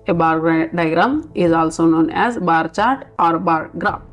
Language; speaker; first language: English; non-native, local second language; Kannada